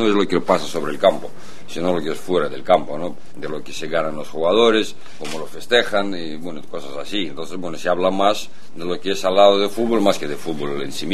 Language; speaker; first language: Spanish; non-native, fluent; Russian